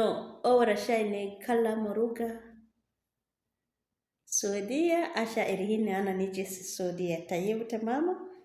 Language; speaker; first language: Arabic; non-native, learner; Rundi